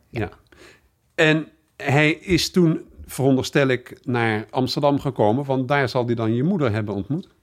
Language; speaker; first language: Dutch; native; Dutch